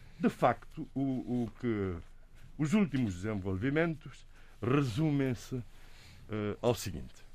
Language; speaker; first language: Portuguese; non-native, local second language; Kabuverdianu